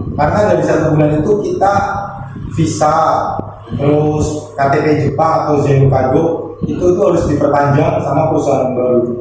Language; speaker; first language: Indonesian; non-native, local second language; Javanese